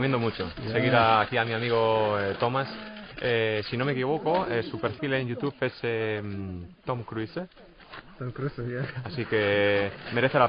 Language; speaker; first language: Spanish; native; Spanish